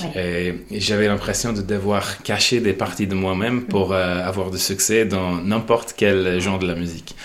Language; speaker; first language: French; non-native, fluent; English